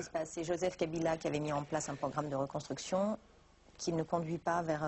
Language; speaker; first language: French; native; French